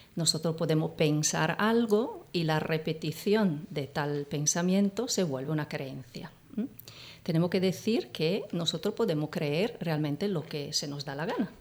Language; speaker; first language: Spanish; non-native, fluent; Italian